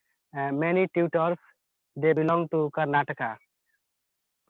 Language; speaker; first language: English; non-native, learner; Hindi